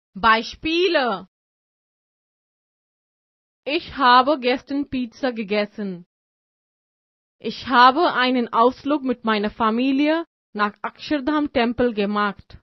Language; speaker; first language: German; non-native, fluent; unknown